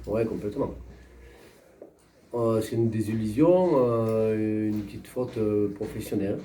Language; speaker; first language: French; native; French